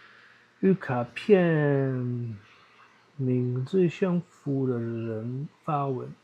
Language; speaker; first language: Chinese; non-native, learner; Dutch